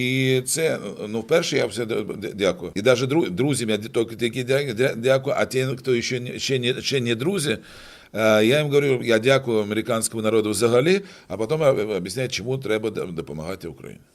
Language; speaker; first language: Ukrainian; non-native, local second language; Russian